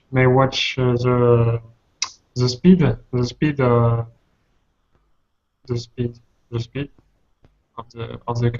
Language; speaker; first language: English; non-native, learner; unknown